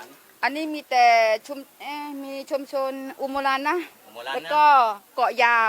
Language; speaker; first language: Thai; non-native, local second language; Malay